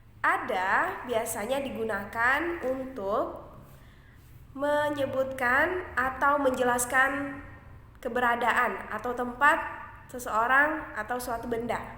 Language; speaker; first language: Indonesian; native; Indonesian